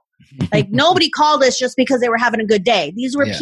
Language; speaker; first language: English; native; English